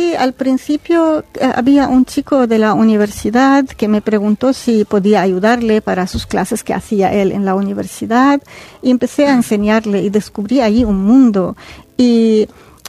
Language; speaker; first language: Spanish; non-native, fluent; Arabic